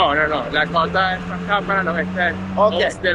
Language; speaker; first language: Spanish; native; Spanish